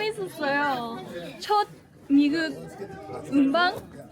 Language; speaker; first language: Korean; non-native, learner; English